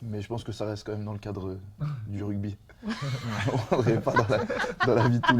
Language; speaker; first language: French; native; French